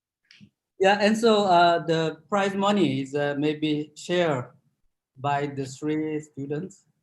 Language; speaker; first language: English; non-native, fluent; Korean